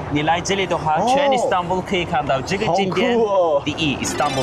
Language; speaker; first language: Chinese; non-native, fluent; Turkish